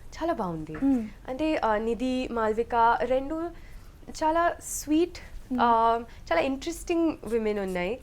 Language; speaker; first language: Telugu; non-native, local second language; Hindi